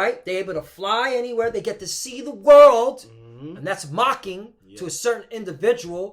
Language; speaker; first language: English; native; English